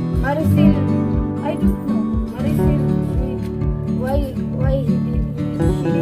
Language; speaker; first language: English; non-native, local second language; Cebuano